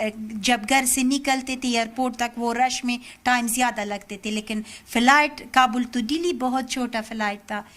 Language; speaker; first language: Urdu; non-native, learner; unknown